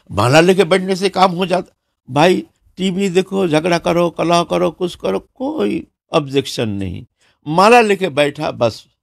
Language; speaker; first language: Hindi; non-native, local second language; Bangla